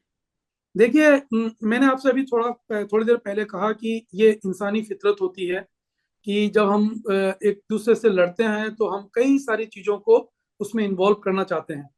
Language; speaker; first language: Hindi; native; Hindi